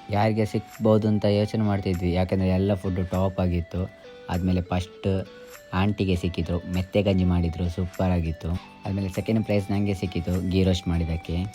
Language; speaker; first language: Kannada; non-native, local second language; Tulu